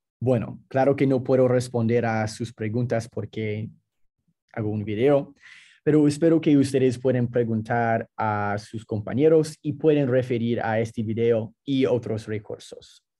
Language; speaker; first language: Spanish; non-native, fluent; English